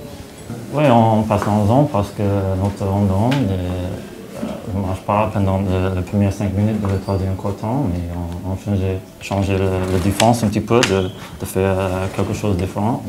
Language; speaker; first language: French; non-native, fluent; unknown